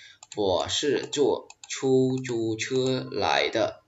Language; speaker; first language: Chinese; non-native, fluent; Khmer